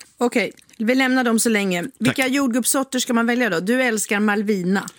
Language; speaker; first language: Swedish; native; Swedish